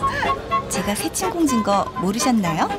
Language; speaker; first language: Korean; native; Korean